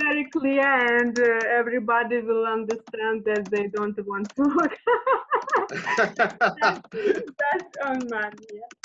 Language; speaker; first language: English; non-native, learner; Russian